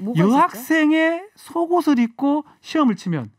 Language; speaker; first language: Korean; native; Korean